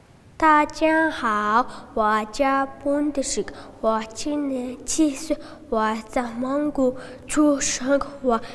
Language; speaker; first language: Chinese; non-native, learner; Mongolian